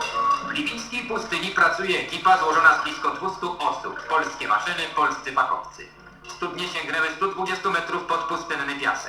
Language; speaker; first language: Polish; native; Polish